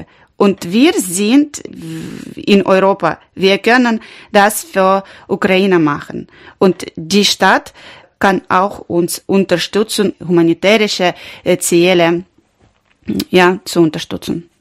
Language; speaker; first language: German; non-native, learner; Ukrainian